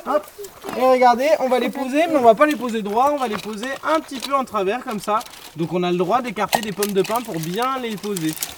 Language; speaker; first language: French; native; French